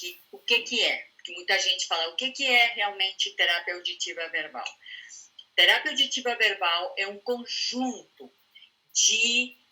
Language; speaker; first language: Portuguese; non-native, fluent; Spanish